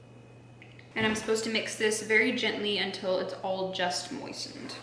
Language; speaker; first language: English; native; English